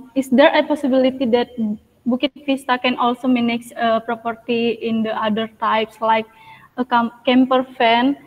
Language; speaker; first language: English; non-native, fluent; Indonesian